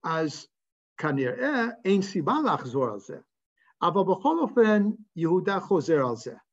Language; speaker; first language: Hebrew; non-native, fluent; English